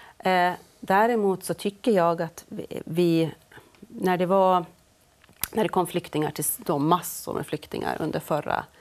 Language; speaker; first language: Swedish; native; Swedish